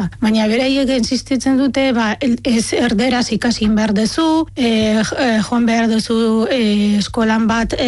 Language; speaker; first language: Basque; non-native, fluent; Arabic